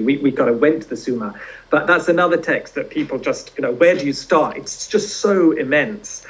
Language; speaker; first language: English; native; English